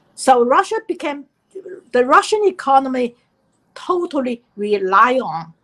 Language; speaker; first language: English; non-native, fluent; Chinese